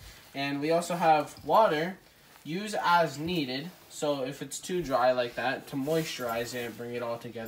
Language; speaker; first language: English; early bilingual, other home language; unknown